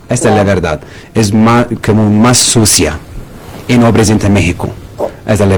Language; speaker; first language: Spanish; non-native, learner; Arabic